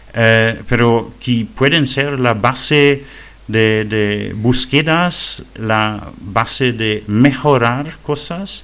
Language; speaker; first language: Spanish; non-native, fluent; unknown